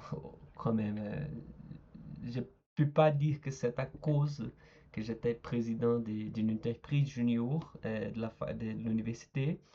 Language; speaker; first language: French; non-native, learner; Portuguese